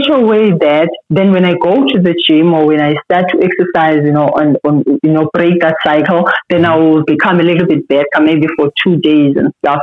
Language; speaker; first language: English; non-native, local second language; Xhosa